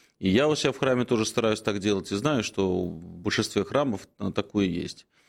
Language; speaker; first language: Russian; native; Russian